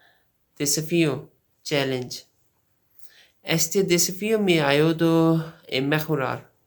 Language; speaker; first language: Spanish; non-native, learner; Urdu